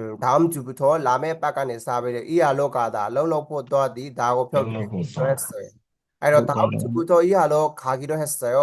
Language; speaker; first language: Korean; non-native, fluent; Burmese